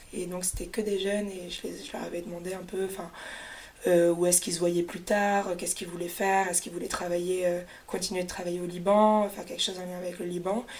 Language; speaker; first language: French; native; French